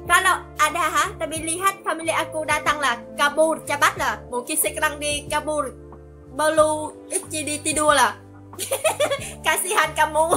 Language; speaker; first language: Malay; non-native, learner; Vietnamese